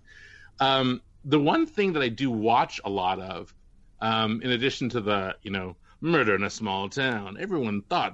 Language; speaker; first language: English; native; English